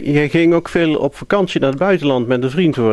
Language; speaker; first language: Dutch; native; Dutch